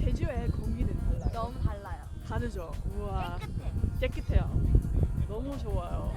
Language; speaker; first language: Korean; non-native, learner; English